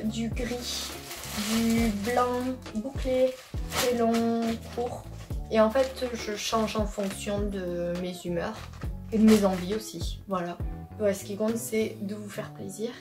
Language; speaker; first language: French; native; French